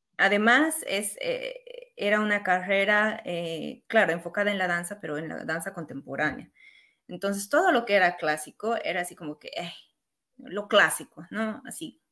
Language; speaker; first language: Spanish; native; Spanish